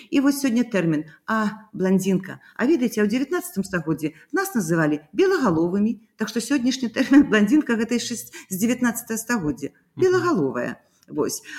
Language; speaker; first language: Belarusian; native; Belarusian